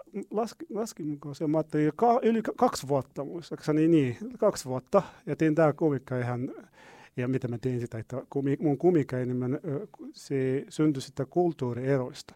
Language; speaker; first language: Finnish; non-native, learner; Arabic